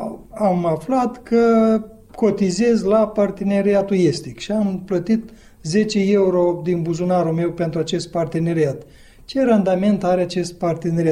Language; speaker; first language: Romanian; native; Romanian